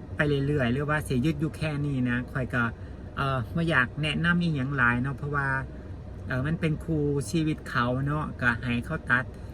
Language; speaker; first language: Thai; native; Thai